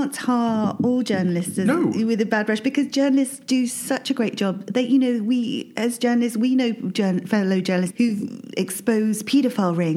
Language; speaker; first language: English; native; English